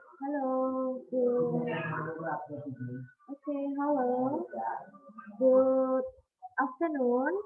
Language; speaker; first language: English; non-native, fluent; Indonesian